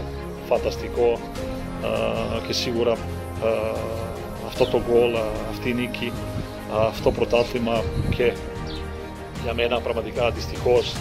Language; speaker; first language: Greek; non-native, fluent; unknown